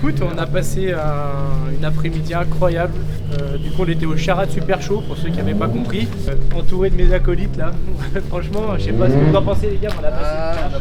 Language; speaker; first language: French; native; French